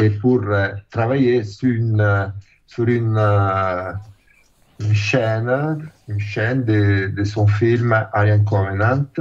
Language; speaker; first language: French; non-native, fluent; Italian